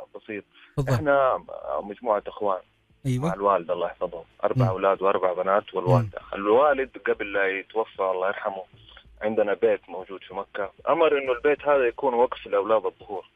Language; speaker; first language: Arabic; native; Arabic